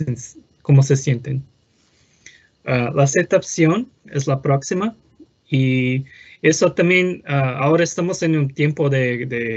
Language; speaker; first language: Spanish; non-native, fluent; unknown